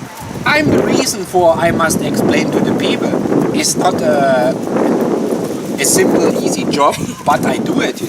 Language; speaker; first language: English; non-native, learner; German